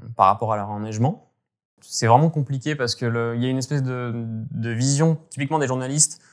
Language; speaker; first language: French; native; French